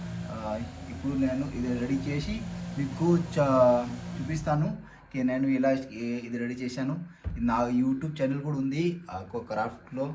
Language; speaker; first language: Telugu; non-native, learner; Marwari